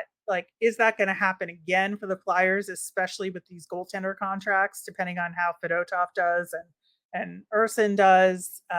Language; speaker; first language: English; native; English